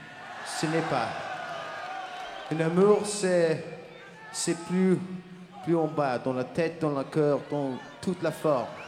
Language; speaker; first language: French; non-native, learner; English